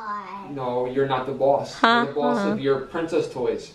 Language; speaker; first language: English; native; English